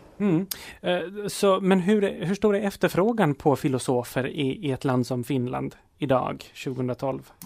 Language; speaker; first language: Swedish; native; Swedish